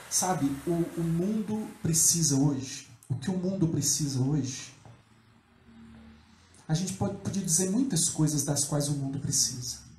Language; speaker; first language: Portuguese; native; Portuguese